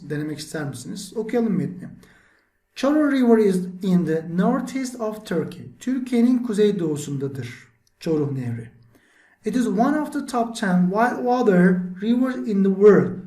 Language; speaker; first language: English; non-native, fluent; Turkish